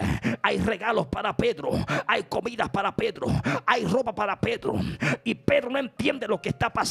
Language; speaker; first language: Spanish; native; Spanish